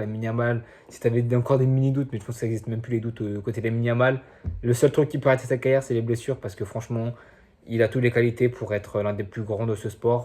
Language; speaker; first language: French; native; French